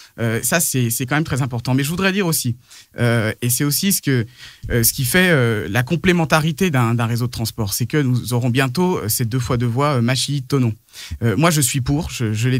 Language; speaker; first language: French; native; French